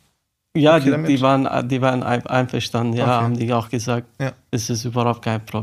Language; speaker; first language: German; non-native, learner; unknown